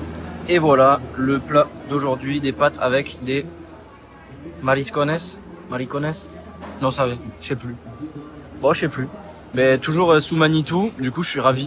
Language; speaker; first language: French; native; French